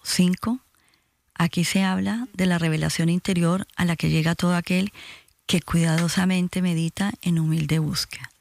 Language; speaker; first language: Spanish; native; Spanish